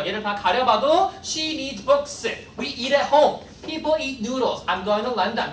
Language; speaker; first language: English; non-native, fluent; Korean